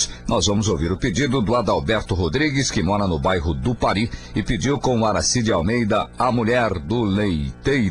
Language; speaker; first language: Portuguese; native; Portuguese